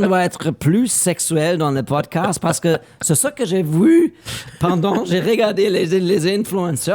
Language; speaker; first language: French; non-native, learner; German